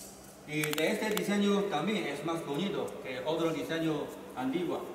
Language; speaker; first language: Spanish; non-native, learner; Chinese